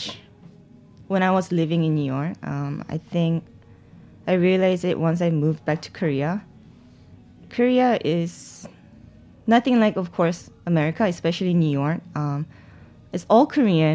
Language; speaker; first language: English; non-native, fluent; Korean